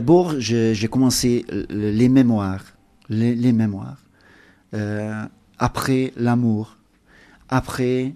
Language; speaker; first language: French; non-native, learner; Hungarian